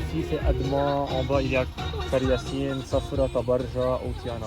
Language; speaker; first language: French; non-native, local second language; Arabic